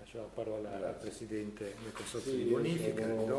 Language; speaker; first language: Italian; native; Italian